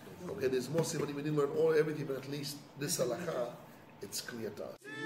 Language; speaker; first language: English; non-native, fluent; Hebrew